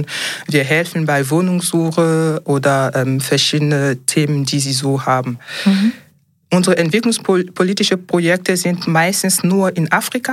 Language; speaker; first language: German; non-native, fluent; French